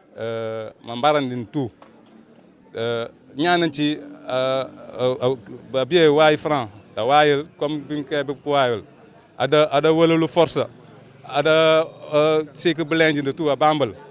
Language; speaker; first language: Wolof; non-native, local second language; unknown